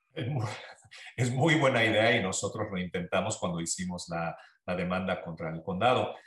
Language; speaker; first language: Spanish; early bilingual, heritage; Spanish